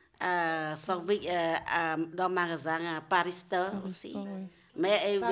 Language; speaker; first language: French; non-native, learner; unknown